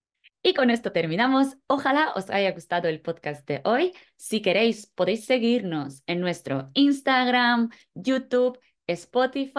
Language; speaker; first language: Spanish; non-native, fluent; Polish